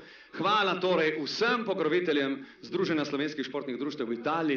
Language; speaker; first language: Slovenian; native; Slovenian